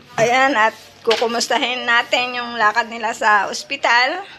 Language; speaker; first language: Filipino; native; Filipino